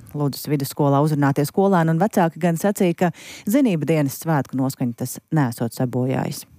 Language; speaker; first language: Latvian; native; Latvian